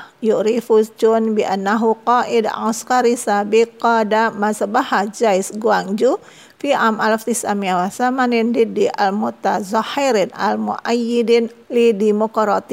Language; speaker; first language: Arabic; non-native, fluent; Indonesian